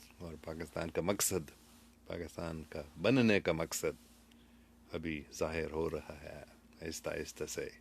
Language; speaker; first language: Urdu; early bilingual, other home language; English